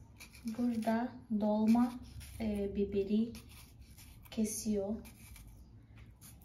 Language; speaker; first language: Turkish; non-native, fluent; Portuguese